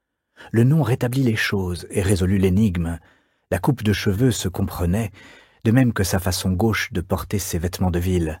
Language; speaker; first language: French; native; French